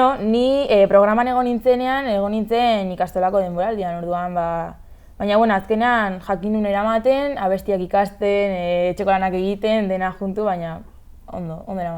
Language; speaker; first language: Basque; non-native, local second language; Spanish